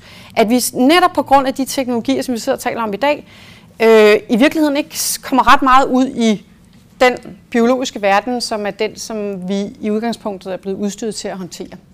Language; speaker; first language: Danish; native; Danish